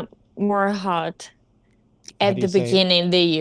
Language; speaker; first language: English; non-native, learner; Portuguese